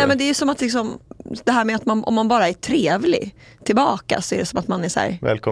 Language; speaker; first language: Swedish; native; Swedish